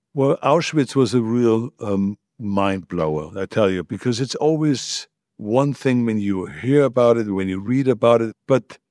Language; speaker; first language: English; non-native, fluent; German